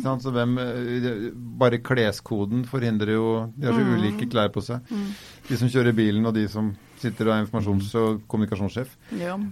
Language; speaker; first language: Norwegian; native; Norwegian